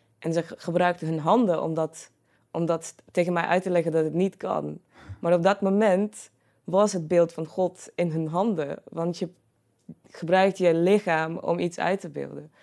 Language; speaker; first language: Dutch; non-native, fluent; Croatian